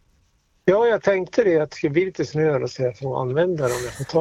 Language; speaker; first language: Swedish; native; Swedish